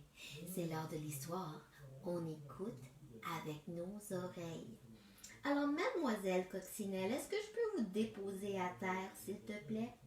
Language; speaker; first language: French; native; French